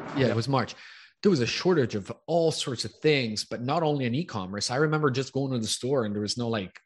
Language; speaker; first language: English; early bilingual, other home language; Italian